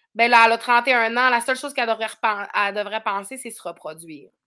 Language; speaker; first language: French; native; French